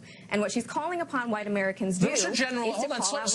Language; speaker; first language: English; native; English